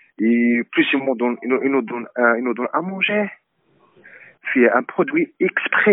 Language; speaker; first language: French; non-native, learner; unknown